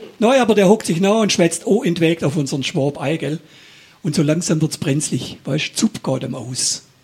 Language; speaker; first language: German; native; German